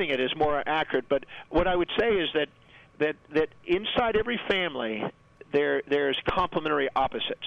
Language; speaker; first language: English; native; English